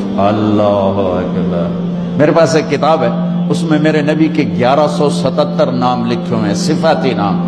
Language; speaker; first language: Urdu; non-native, local second language; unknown